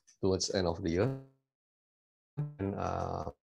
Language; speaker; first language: English; non-native, local second language; Malay